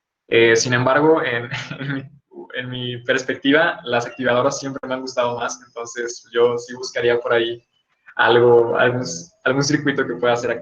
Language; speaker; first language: Spanish; native; Spanish